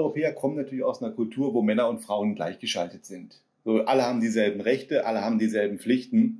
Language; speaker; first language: German; native; German